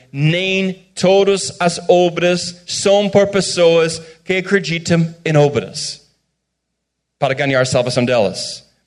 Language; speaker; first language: Portuguese; non-native, fluent; English